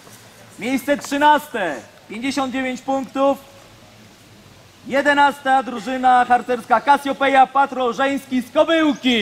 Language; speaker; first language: Polish; native; Polish